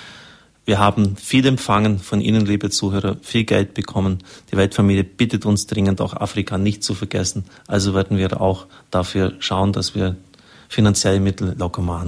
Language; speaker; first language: German; native; German